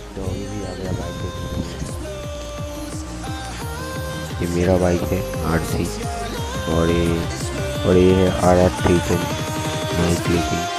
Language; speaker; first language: Hindi; non-native, local second language; Bangla